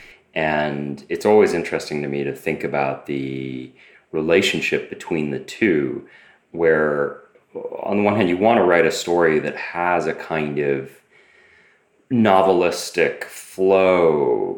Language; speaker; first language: English; native; English